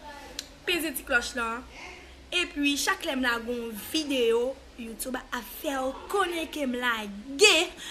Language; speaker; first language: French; non-native, learner; Haitian Creole